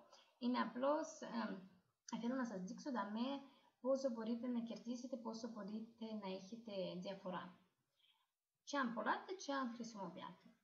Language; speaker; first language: Greek; non-native, learner; Russian